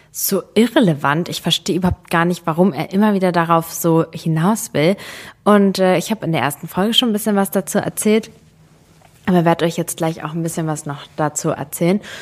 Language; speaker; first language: German; early bilingual, other home language; Serbian